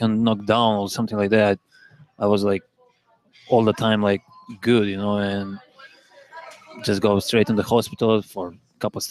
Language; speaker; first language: English; non-native, learner; Serbian